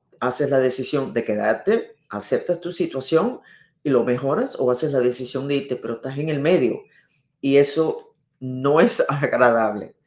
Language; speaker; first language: Spanish; non-native, fluent; English